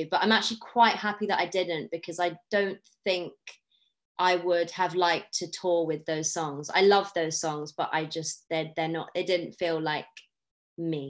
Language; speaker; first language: English; native; English